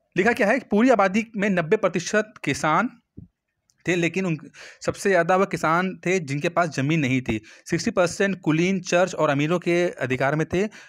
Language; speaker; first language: Hindi; native; Hindi